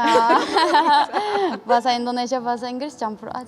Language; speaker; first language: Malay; non-native, learner; Korean